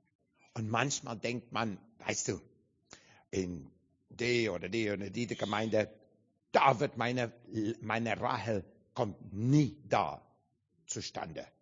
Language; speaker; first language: German; non-native, learner; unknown